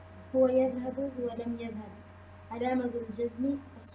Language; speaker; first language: Arabic; non-native, learner; Urdu